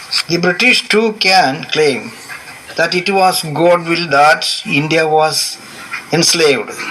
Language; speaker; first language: English; non-native, local second language; Malayalam